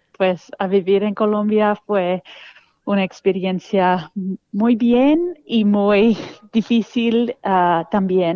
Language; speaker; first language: Spanish; non-native, fluent; English